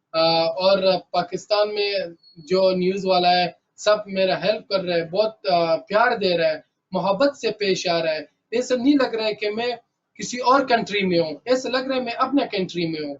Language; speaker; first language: Hindi; early bilingual, other home language; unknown